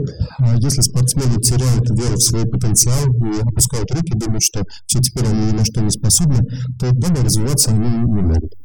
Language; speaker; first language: Russian; native; Russian